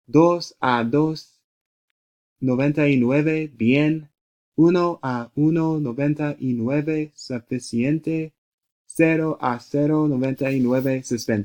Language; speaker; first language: Spanish; non-native, learner; English